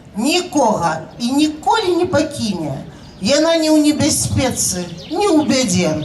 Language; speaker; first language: Belarusian; native; Belarusian